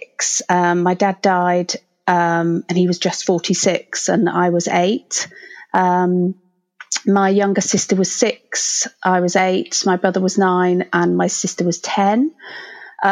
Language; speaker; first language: English; native; English